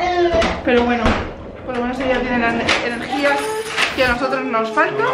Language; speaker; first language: Spanish; native; Spanish